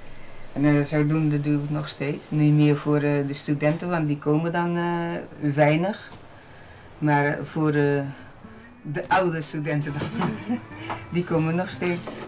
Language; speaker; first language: Dutch; non-native, learner; Portuguese